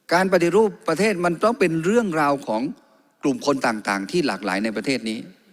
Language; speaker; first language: Thai; non-native, local second language; Karen languages